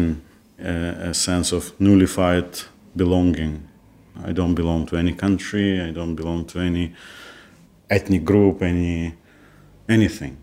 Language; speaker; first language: English; non-native, fluent; Kazakh